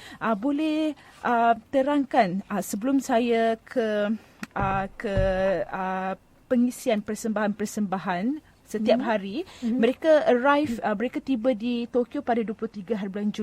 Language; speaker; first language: Malay; native; Malay